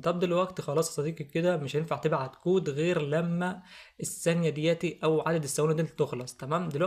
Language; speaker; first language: Arabic; native; Arabic